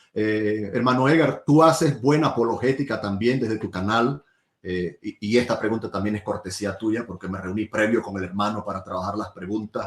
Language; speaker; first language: Spanish; native; Spanish